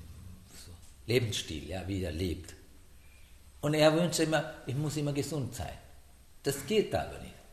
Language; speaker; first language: German; non-native, learner; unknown